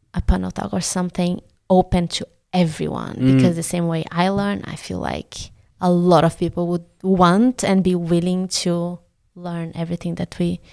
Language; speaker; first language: English; non-native, fluent; Portuguese